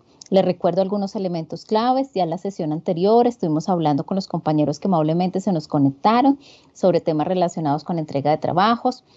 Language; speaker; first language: Spanish; native; Spanish